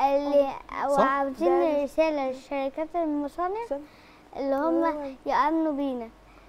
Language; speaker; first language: Arabic; native; Arabic